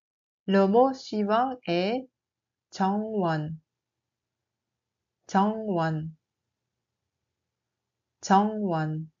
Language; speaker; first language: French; non-native, fluent; Korean